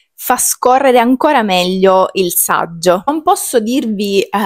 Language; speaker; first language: Italian; native; Italian